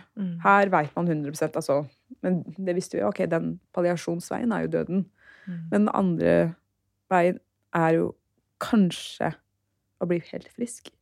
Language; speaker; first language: Norwegian; early bilingual, other home language; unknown